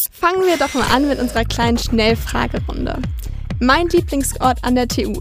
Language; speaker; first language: German; native; German